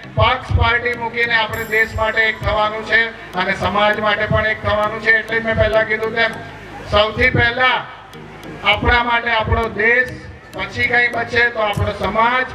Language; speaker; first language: Gujarati; native; Gujarati